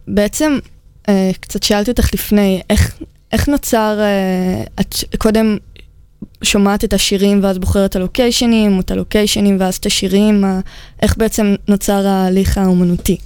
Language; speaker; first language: Hebrew; native; Hebrew